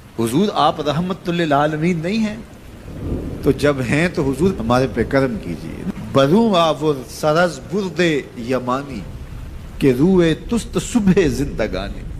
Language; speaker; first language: Urdu; non-native, local second language; Punjabi